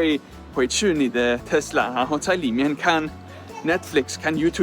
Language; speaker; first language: Chinese; non-native, fluent; Swedish